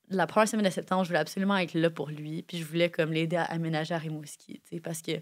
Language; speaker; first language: French; native; French